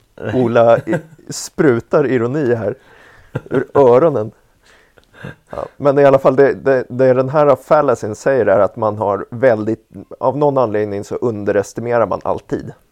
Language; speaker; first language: Swedish; native; Swedish